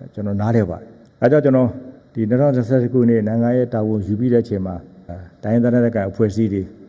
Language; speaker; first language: Burmese; native; Burmese